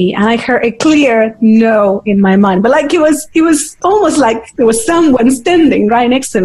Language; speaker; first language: English; non-native, fluent; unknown